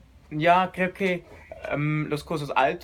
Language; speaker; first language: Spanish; non-native, learner; German